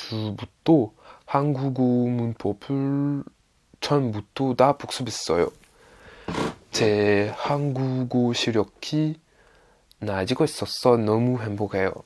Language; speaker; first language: Korean; non-native, learner; French